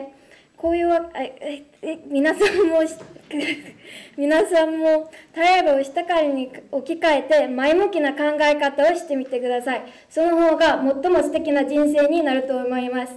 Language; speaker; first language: Japanese; non-native, fluent; Korean